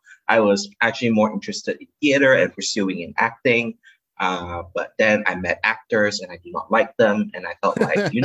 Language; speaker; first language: English; non-native, local second language; Chinese